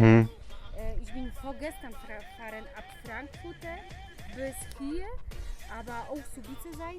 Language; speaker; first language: German; non-native, learner; Polish